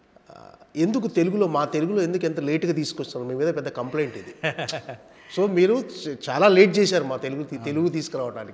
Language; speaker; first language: Telugu; native; Telugu